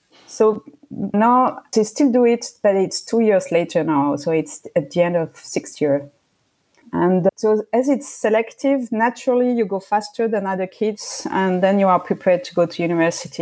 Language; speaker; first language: English; non-native, fluent; French